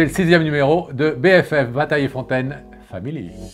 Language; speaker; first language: French; native; French